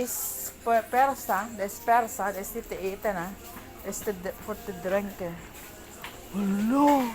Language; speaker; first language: Dutch; non-native, learner; Filipino